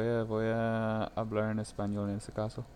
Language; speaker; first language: Spanish; non-native, learner; English